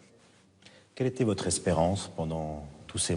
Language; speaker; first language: French; native; French